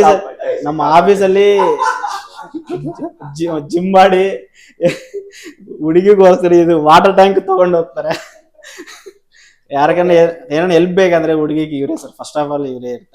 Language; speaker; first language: Kannada; non-native, local second language; Telugu